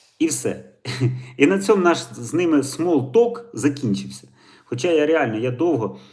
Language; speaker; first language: Ukrainian; native; Ukrainian